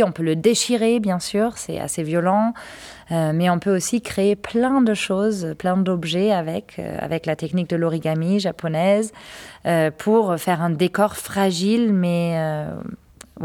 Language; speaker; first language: French; non-native, fluent; German